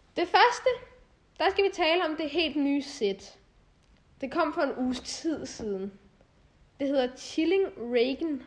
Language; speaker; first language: Danish; native; Danish